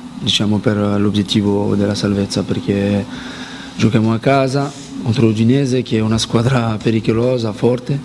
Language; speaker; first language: Italian; non-native, fluent; French